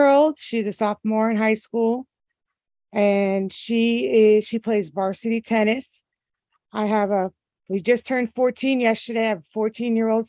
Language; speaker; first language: English; native; English